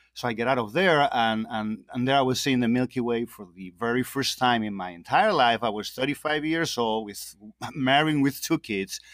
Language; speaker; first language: English; non-native, fluent; Spanish